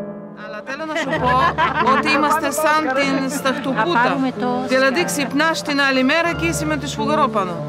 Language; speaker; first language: Greek; non-native, fluent; Bulgarian